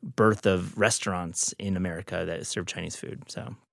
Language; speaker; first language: English; native; English